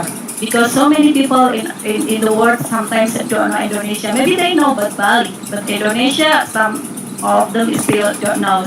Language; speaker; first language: English; non-native, learner; Indonesian